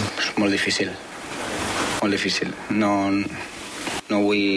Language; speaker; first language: Catalan; non-native, fluent; Spanish